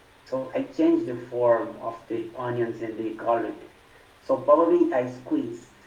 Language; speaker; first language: English; non-native, fluent; Portuguese